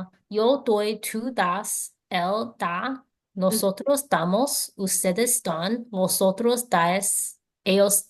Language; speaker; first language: Spanish; non-native, learner; English